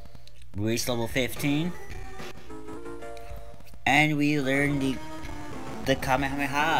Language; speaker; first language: English; native; English